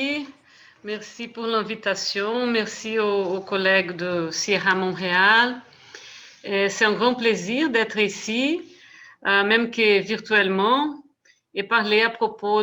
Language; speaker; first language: French; non-native, fluent; Portuguese